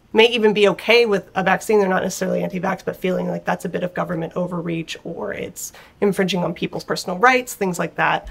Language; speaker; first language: English; native; English